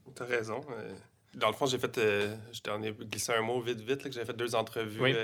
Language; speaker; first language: French; native; French